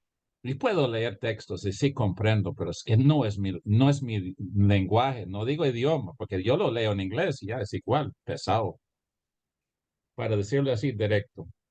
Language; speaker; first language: Spanish; early bilingual, heritage; Spanish